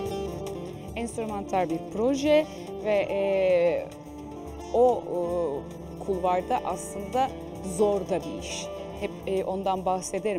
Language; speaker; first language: Turkish; native; Turkish